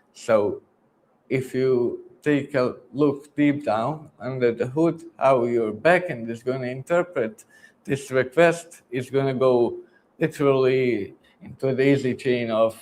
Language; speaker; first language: English; non-native, fluent; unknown